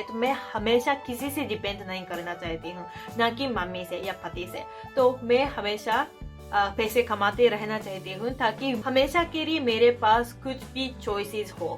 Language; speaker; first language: Hindi; non-native, fluent; Japanese